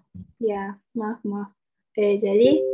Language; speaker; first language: Indonesian; non-native, learner; Japanese